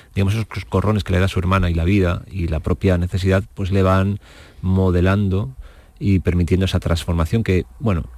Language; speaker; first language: Spanish; native; Spanish